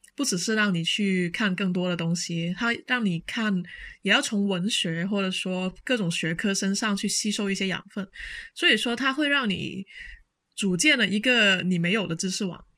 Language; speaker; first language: Chinese; non-native, local second language; Cantonese